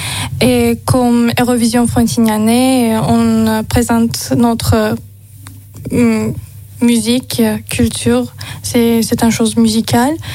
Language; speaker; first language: French; non-native, learner; Azerbaijani